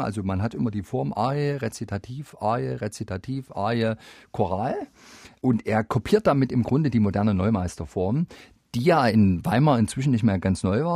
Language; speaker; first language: German; native; German